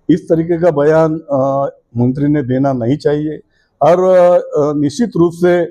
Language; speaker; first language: Hindi; non-native, local second language; Marathi